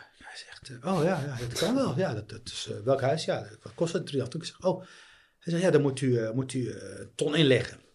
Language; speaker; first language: Dutch; early bilingual, other home language; Riffian